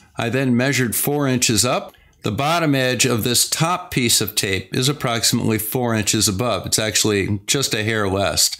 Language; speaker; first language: English; native; English